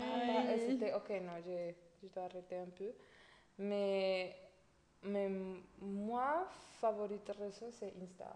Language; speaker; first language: French; non-native, fluent; Spanish